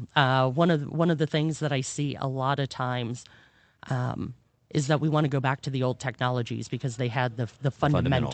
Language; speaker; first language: English; native; English